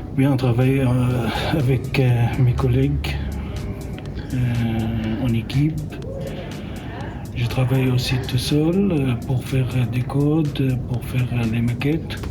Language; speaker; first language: French; non-native, learner; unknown